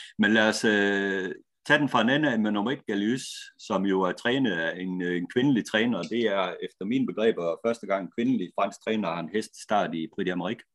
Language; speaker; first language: Danish; native; Danish